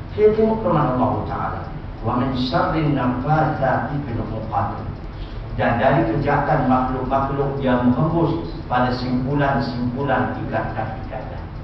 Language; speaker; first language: Malay; non-native, local second language; Tamil